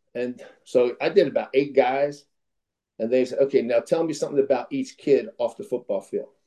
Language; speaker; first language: English; native; English